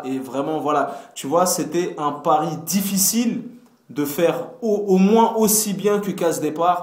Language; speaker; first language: French; native; French